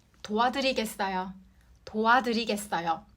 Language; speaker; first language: Korean; non-native, fluent; Japanese